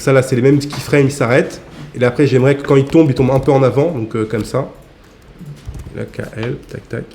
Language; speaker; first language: French; native; French